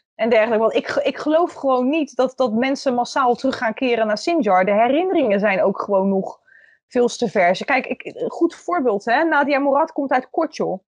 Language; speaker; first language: Dutch; native; Dutch